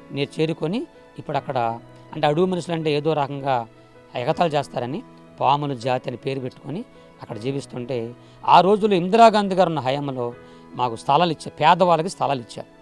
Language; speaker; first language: Telugu; non-native, local second language; Koya